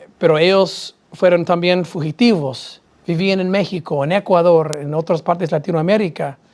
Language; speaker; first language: Spanish; non-native, fluent; English